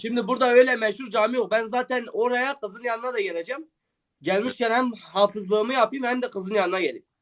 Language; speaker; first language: Turkish; native; Turkish